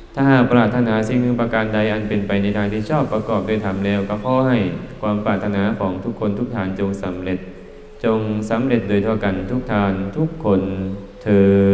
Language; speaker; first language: Thai; non-native, local second language; Northeastern Thai